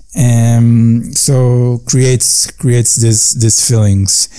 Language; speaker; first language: English; non-native, learner; Portuguese